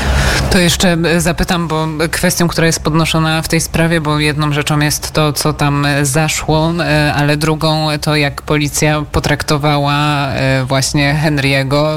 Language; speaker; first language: Polish; native; Polish